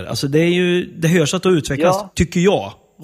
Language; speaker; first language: Swedish; native; Swedish